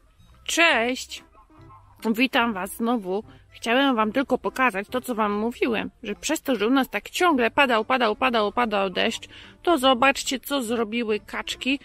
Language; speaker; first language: Polish; native; Polish